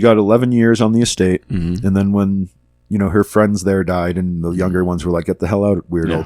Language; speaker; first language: English; native; English